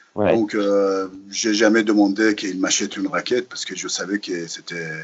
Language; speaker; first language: French; non-native, fluent; Persian